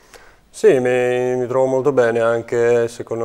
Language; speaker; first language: Italian; non-native, fluent; Czech